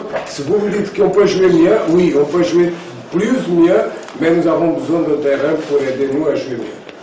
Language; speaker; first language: French; non-native, fluent; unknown